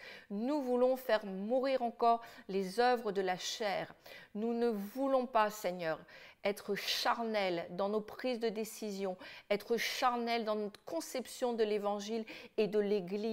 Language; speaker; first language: French; native; French